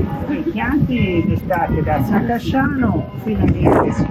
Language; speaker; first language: Italian; native; Italian